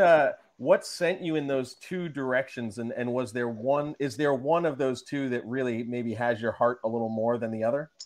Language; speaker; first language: English; native; English